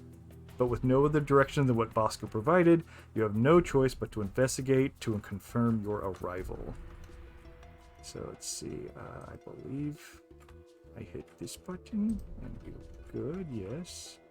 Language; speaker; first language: English; native; English